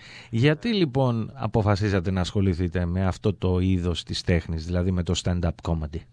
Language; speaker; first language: Greek; native; Greek